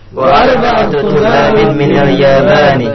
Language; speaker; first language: Arabic; non-native, learner; Indonesian